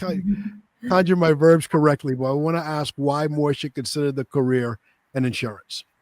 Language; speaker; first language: English; native; English